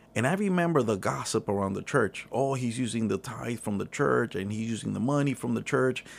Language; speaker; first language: English; early bilingual, other home language; Spanish